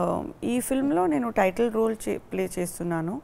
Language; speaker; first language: Telugu; non-native, fluent; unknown